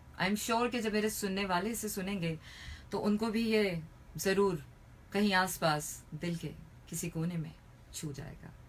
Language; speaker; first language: Urdu; native; Urdu